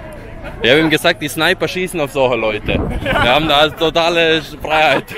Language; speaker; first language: German; native; German